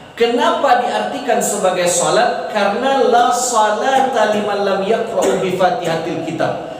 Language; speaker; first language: Malay; non-native, local second language; Minangkabau